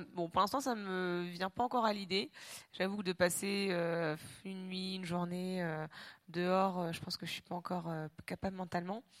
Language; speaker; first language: French; native; French